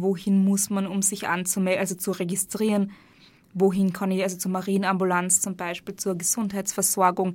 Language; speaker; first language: German; native; German